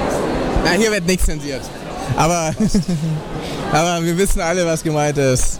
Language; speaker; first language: German; native; German